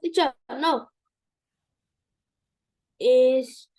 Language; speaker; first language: English; non-native, learner; Vietnamese